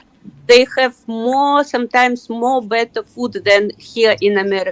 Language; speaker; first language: English; non-native, learner; Russian